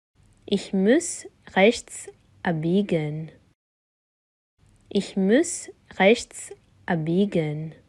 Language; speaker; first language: German; non-native, fluent; Arabic